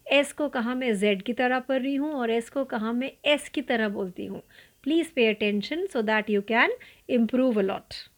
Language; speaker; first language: Hindi; non-native, local second language; Marathi